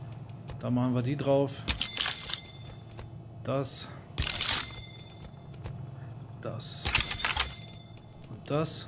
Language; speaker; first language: German; native; German